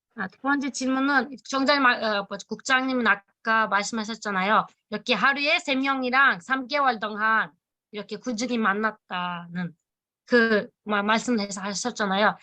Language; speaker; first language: Korean; non-native, learner; Turkish